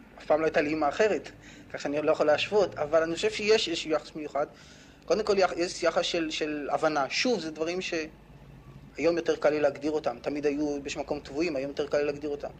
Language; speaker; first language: Hebrew; native; Hebrew